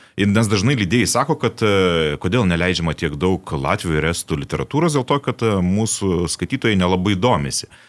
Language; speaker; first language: Lithuanian; native; Lithuanian